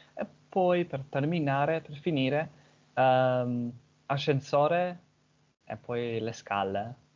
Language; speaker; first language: Italian; non-native, fluent; English